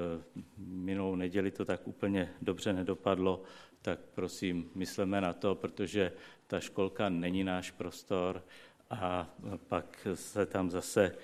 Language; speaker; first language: Czech; native; Czech